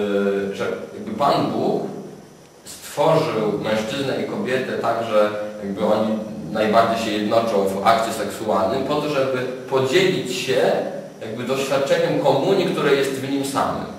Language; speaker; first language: Polish; native; Polish